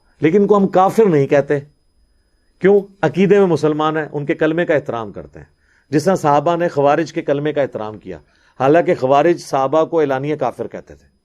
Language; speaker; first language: Urdu; non-native, local second language; Punjabi